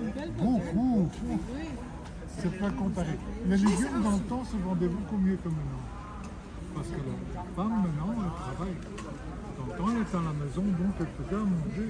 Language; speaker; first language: French; native; French